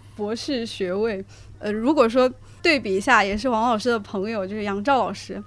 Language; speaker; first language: Chinese; native; Chinese